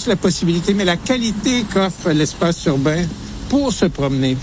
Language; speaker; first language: French; native; French